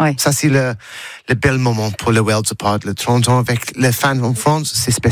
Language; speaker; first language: French; non-native, learner; English